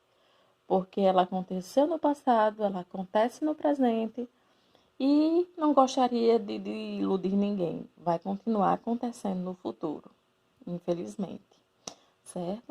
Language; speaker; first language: Portuguese; native; Portuguese